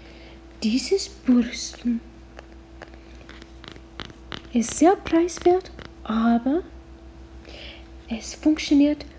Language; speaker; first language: German; non-native, learner; English